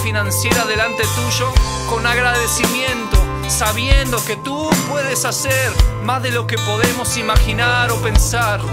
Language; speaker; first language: Spanish; native; Spanish